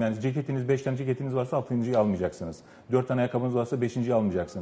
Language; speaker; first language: Turkish; native; Turkish